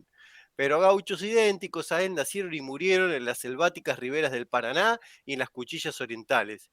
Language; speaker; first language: Spanish; native; Spanish